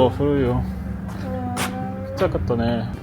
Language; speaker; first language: Japanese; non-native, fluent; French